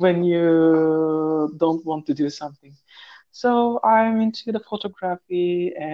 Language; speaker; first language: English; non-native, fluent; Turkish